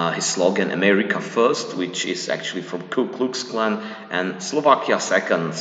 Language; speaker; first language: English; non-native, fluent; Slovak